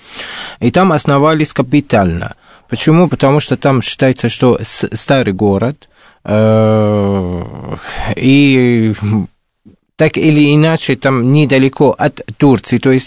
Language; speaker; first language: Russian; non-native, fluent; Arabic